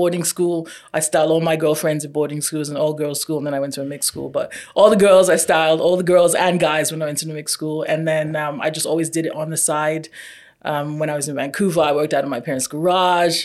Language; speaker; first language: English; non-native, local second language; Yoruba